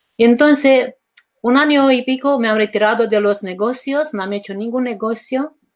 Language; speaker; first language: Spanish; non-native, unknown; Romanian